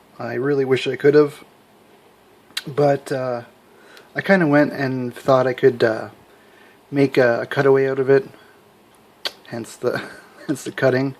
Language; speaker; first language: English; native; English